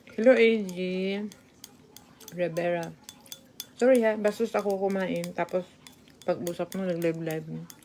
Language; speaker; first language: Filipino; non-native, local second language; Cebuano